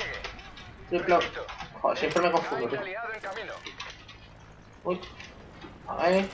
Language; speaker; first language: Spanish; native; Spanish